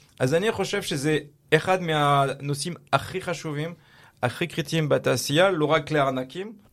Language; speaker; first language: Hebrew; non-native, fluent; French